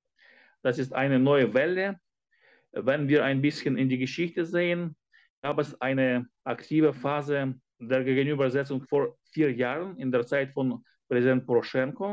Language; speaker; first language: German; non-native, fluent; Ukrainian